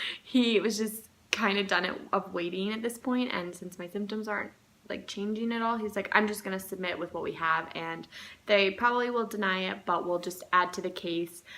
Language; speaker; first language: English; native; English